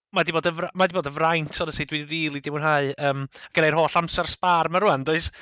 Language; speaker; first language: Welsh; native; Welsh